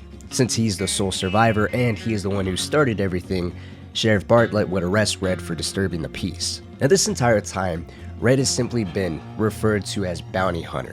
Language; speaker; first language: English; native; English